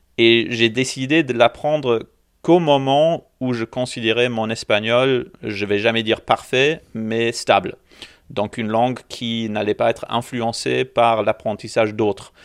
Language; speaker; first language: French; non-native, local second language; English